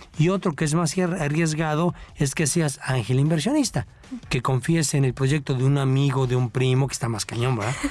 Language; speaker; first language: Spanish; native; Spanish